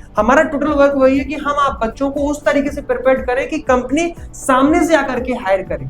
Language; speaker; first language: Hindi; native; Hindi